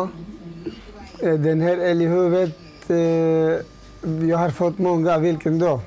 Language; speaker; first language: Swedish; non-native, learner; Turoyo